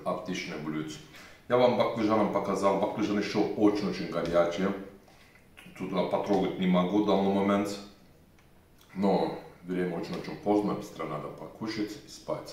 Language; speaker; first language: Russian; non-native, learner; Turkish